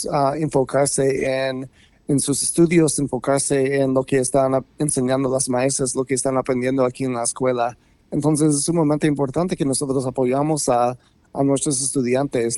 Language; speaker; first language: Spanish; non-native, fluent; English